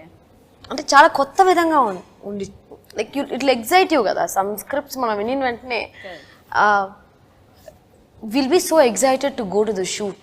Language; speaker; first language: Telugu; non-native, fluent; Tamil